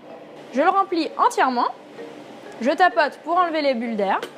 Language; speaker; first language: French; native; French